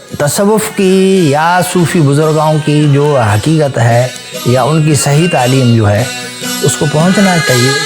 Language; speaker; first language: Urdu; non-native, local second language; Sindhi